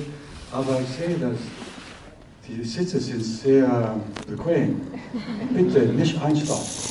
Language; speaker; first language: German; early bilingual, heritage; Italian